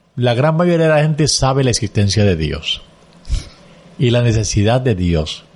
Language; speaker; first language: Spanish; native; Spanish